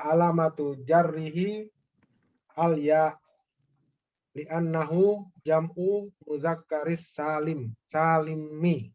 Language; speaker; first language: Arabic; non-native, learner; Indonesian